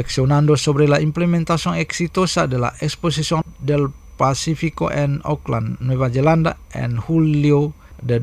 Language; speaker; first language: Spanish; non-native, fluent; Indonesian